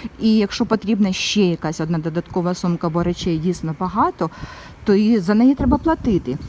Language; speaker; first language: Ukrainian; non-native, local second language; Russian